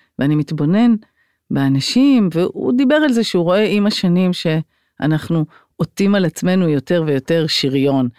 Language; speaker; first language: Hebrew; native; Hebrew